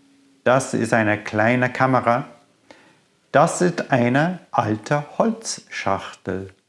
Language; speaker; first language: German; non-native, fluent; English